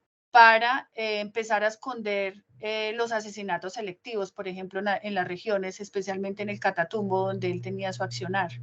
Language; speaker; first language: Spanish; native; Spanish